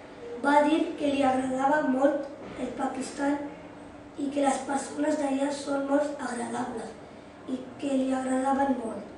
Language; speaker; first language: Catalan; early bilingual, other home language; Urdu